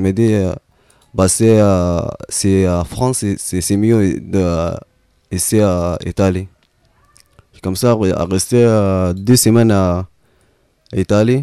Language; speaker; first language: French; non-native, learner; Arabic